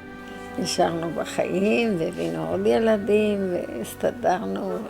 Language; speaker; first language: Hebrew; non-native, fluent; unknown